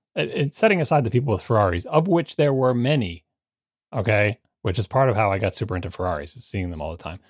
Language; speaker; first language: English; native; English